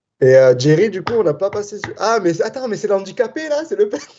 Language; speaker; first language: French; native; French